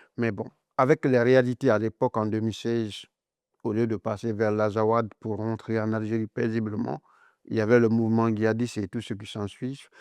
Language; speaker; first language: French; non-native, local second language; Mandingo